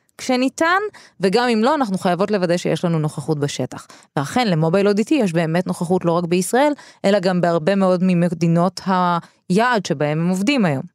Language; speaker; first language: Hebrew; early bilingual, other home language; Russian